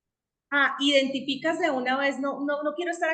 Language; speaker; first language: Spanish; native; Spanish